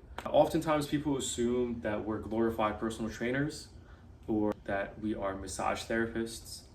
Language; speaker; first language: English; native; English